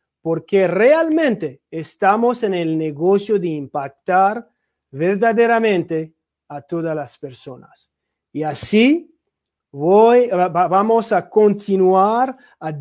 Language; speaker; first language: Spanish; non-native, learner; English